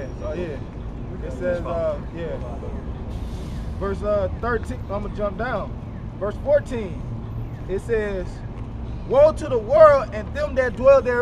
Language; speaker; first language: English; native; English